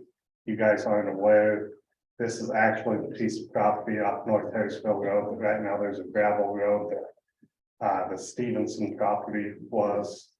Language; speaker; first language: English; native; English